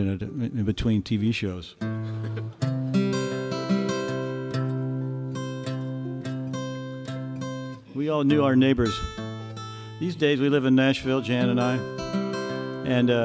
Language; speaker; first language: English; native; English